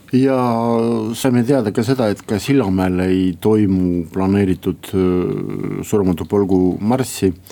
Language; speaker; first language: Estonian; non-native, local second language; Russian